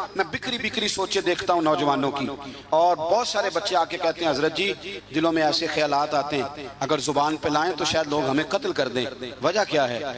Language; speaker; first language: Urdu; non-native, local second language; Punjabi